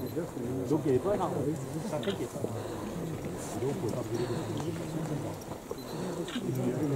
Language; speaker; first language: French; native; French